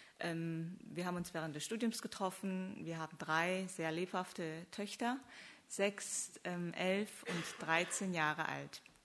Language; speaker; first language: German; early bilingual, other home language; Korean